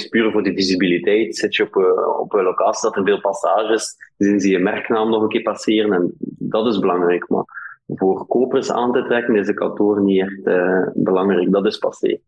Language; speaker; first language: Dutch; native; Dutch